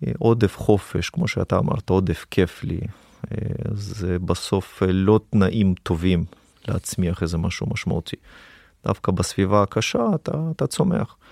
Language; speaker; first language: Hebrew; early bilingual, other home language; Russian